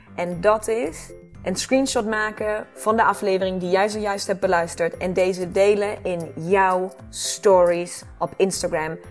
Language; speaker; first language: Dutch; non-native, fluent; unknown